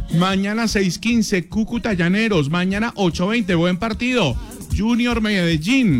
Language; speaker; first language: Spanish; native; Spanish